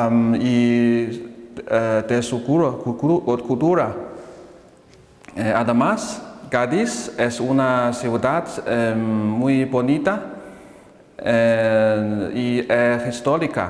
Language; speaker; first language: Spanish; non-native, learner; Chinese